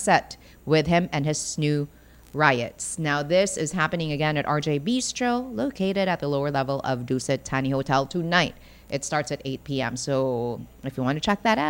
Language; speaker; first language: English; non-native, local second language; Cebuano